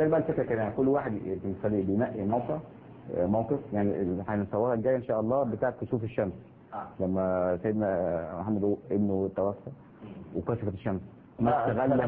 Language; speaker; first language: Arabic; native; Arabic